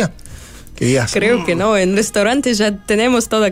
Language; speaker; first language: Spanish; early bilingual, other home language; Russian